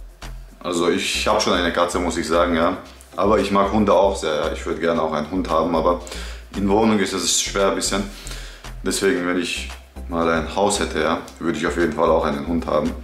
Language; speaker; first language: German; early bilingual, other home language; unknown